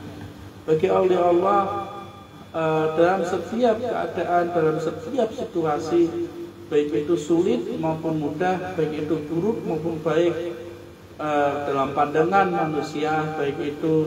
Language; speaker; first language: Indonesian; native; Indonesian